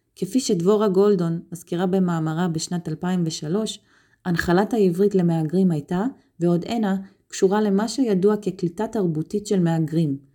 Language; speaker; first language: Hebrew; native; Hebrew